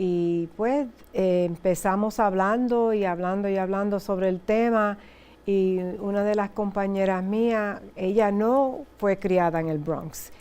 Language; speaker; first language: Spanish; early bilingual, heritage; Spanish